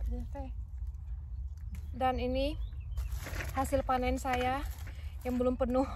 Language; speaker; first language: Indonesian; native; Indonesian